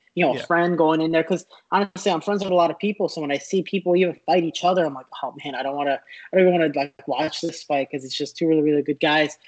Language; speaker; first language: English; native; English